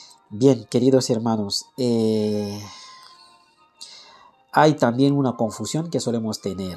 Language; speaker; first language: Spanish; non-native, fluent; French